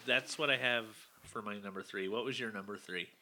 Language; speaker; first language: English; native; English